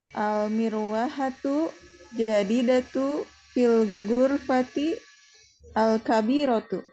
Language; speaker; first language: Arabic; non-native, learner; Indonesian